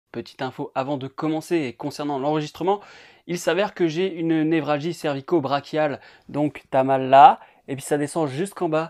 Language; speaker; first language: French; native; French